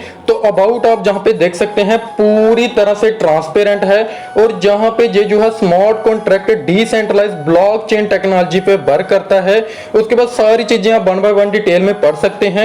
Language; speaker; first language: Hindi; native; Hindi